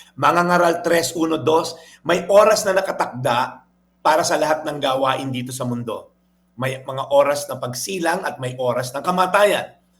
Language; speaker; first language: Filipino; native; Filipino